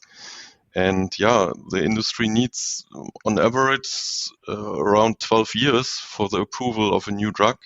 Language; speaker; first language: English; non-native, fluent; German